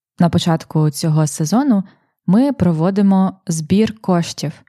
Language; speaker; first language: Ukrainian; native; Ukrainian